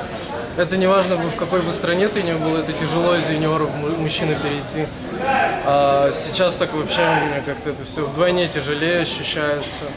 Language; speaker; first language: Russian; native; Russian